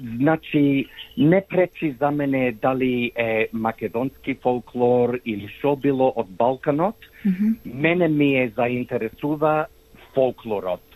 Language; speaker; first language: Macedonian; early bilingual, heritage; Macedonian